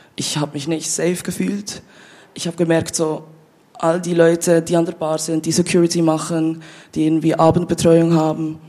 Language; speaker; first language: German; native; German